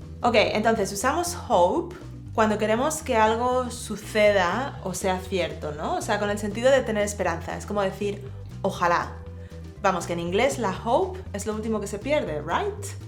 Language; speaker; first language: Spanish; native; Spanish